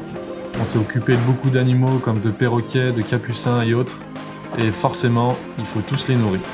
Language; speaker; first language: French; native; French